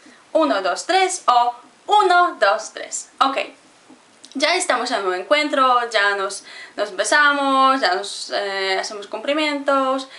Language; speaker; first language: Spanish; non-native, fluent; Polish